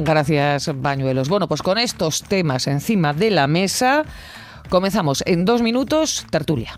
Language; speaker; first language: Spanish; native; Spanish